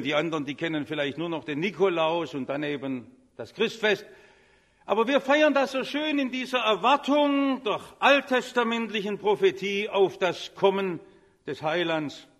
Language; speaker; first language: German; native; German